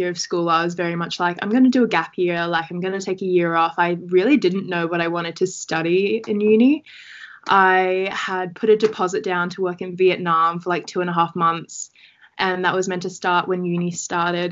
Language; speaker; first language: English; native; English